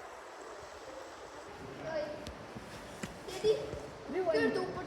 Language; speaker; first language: Gujarati; early bilingual, heritage; Gujarati